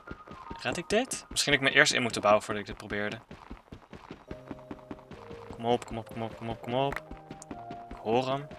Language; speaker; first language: Dutch; native; Dutch